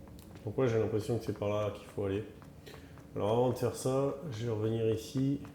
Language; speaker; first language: French; native; French